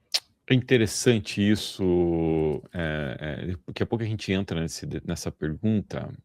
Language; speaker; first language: Portuguese; native; Portuguese